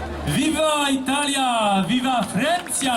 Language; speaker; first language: Italian; non-native, learner; French